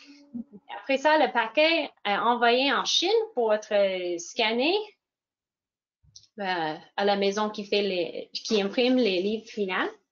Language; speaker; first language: French; non-native, fluent; English